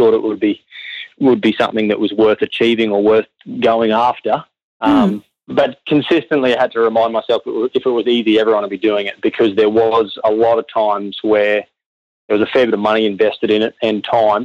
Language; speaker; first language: English; native; English